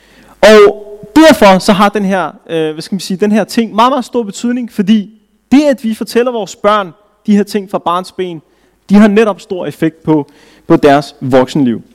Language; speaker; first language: Danish; early bilingual, other home language; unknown